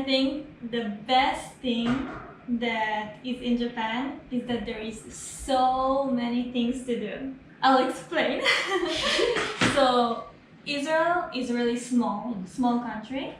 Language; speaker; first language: English; non-native, fluent; Hebrew